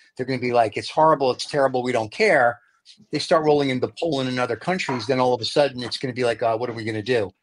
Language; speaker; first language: English; native; English